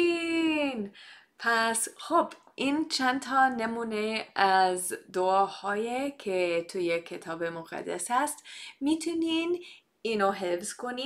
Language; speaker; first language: Persian; non-native, fluent; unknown